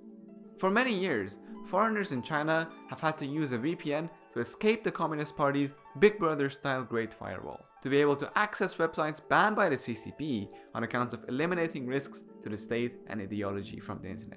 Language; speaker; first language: English; non-native, fluent; Persian